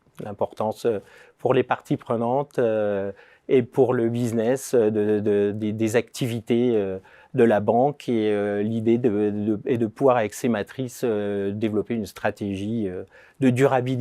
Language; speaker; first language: French; native; French